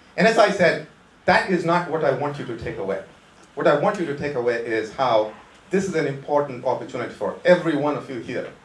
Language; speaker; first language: English; non-native, local second language; Konkani